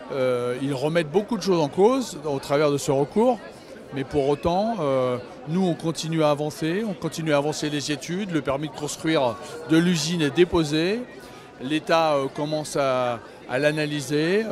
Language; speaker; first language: French; native; French